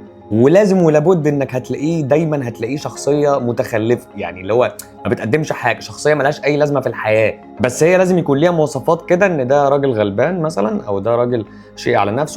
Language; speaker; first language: Arabic; native; Arabic